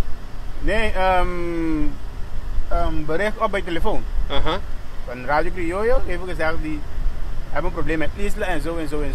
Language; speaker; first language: Dutch; non-native, local second language; Papiamento